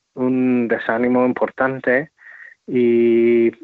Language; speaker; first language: Spanish; non-native, fluent; English